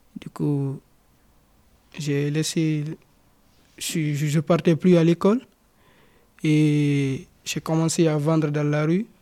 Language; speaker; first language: French; non-native, local second language; Fula